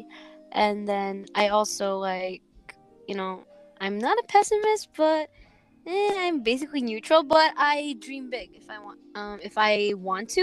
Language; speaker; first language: English; non-native, local second language; Filipino